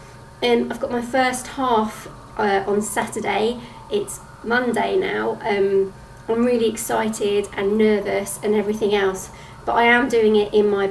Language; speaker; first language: English; native; English